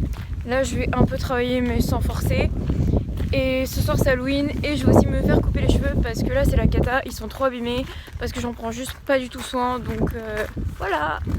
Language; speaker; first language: French; native; French